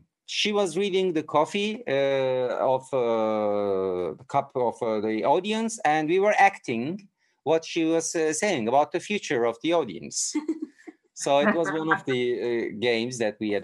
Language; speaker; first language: English; non-native, fluent; Turkish